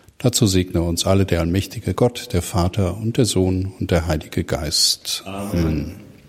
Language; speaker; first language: German; native; German